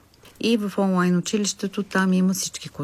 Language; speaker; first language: Bulgarian; native; Bulgarian